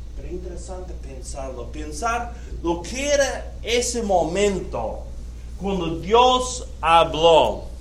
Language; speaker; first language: Spanish; non-native, fluent; English